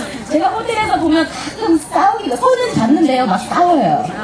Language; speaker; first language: Korean; native; Korean